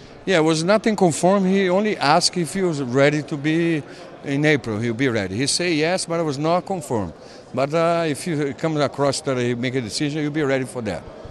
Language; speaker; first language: English; non-native, fluent; Portuguese